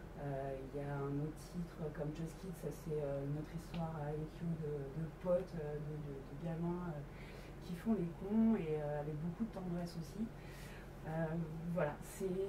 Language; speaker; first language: French; native; French